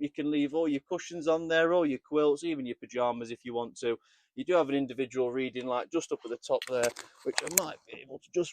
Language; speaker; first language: English; native; English